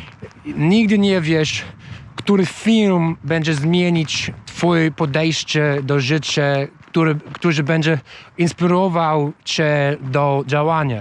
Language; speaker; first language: Polish; non-native, learner; English